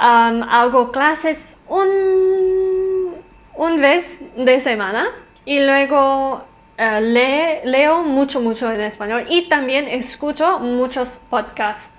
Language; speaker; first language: Spanish; non-native, learner; English